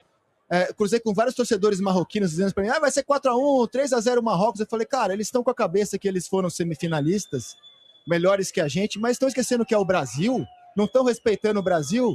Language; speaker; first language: Portuguese; native; Portuguese